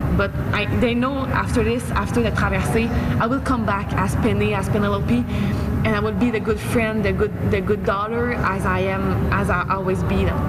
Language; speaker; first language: English; non-native, fluent; French